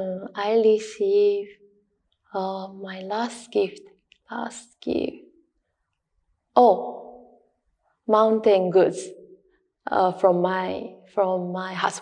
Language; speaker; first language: English; non-native, learner; Japanese